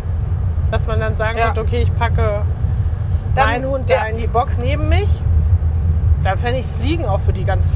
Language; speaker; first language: German; native; German